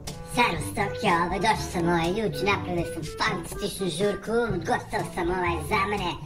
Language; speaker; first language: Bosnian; non-native, local second language; Hungarian